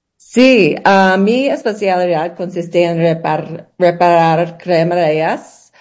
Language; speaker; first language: Spanish; non-native, learner; English